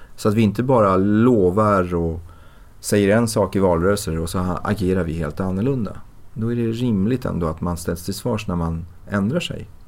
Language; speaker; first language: Swedish; early bilingual, other home language; Persian